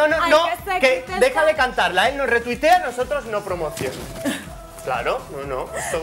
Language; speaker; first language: Spanish; native; Spanish